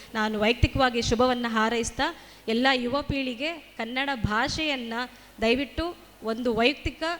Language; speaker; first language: Kannada; native; Kannada